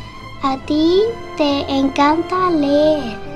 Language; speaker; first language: Spanish; non-native, learner; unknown